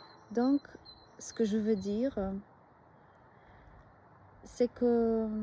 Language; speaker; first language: French; non-native, fluent; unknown